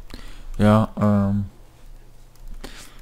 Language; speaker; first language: German; non-native, fluent; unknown